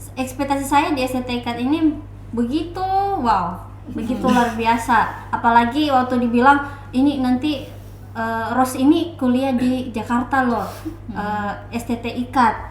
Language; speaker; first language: Indonesian; non-native, local second language; Nias